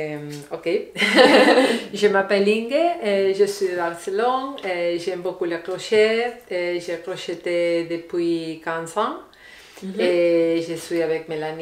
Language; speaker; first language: French; non-native, learner; Spanish